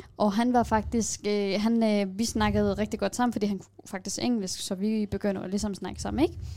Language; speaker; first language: Danish; non-native, fluent; Kurdish